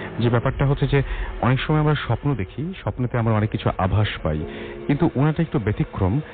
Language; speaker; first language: Bangla; native; Bangla